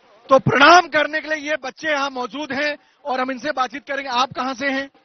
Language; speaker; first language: Hindi; native; Hindi